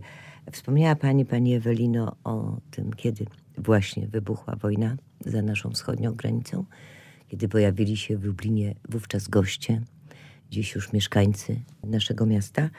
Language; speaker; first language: Polish; native; Polish